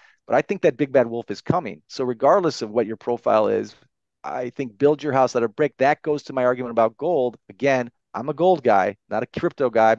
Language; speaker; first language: English; native; English